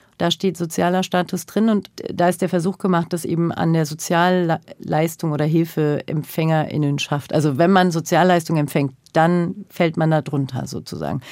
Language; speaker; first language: German; early bilingual, other home language; Turkish